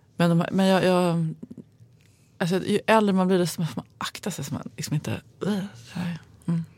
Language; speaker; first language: Swedish; native; Swedish